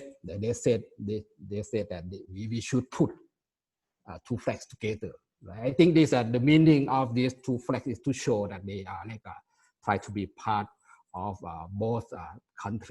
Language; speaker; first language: English; non-native, fluent; Thai